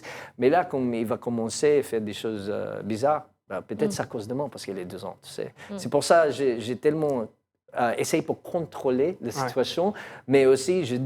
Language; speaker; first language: French; non-native, learner; English